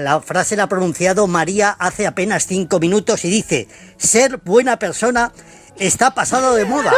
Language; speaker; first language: Spanish; native; Spanish